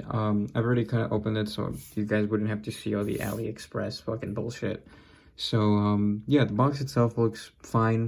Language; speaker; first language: English; native; English